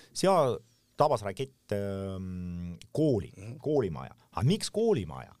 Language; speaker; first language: Estonian; non-native, local second language; Russian